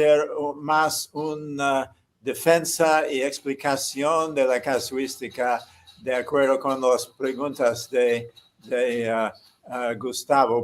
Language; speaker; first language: Spanish; non-native, fluent; English